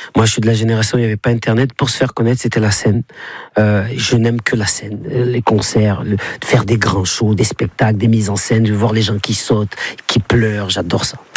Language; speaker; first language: French; native; French